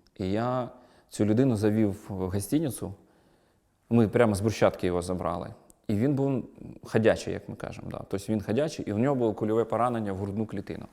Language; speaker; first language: Ukrainian; non-native, local second language; Russian